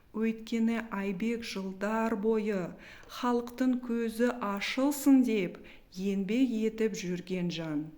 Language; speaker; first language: Kazakh; non-native, local second language; Russian